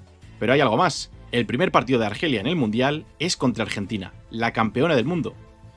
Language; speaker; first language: Spanish; native; Spanish